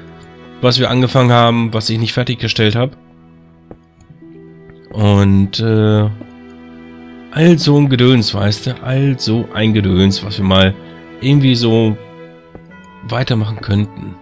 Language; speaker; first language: German; native; German